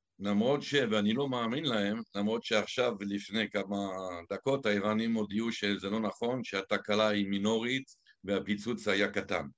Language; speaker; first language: Hebrew; native; Hebrew